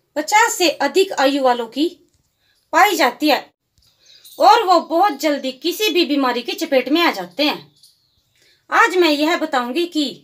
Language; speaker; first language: Hindi; native; Hindi